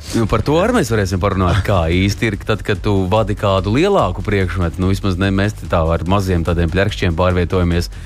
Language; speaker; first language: Latvian; native; Latvian